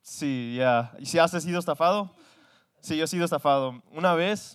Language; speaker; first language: Spanish; non-native, fluent; English